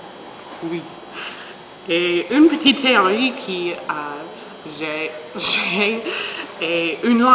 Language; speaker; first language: French; non-native, learner; English